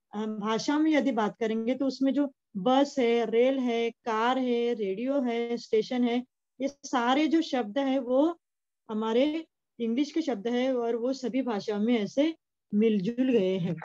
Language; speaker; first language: Hindi; non-native, local second language; Marathi